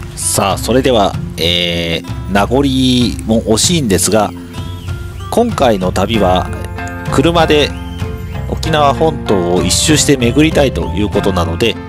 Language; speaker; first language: Japanese; native; Japanese